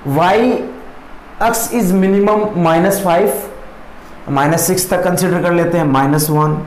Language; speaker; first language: Hindi; native; Hindi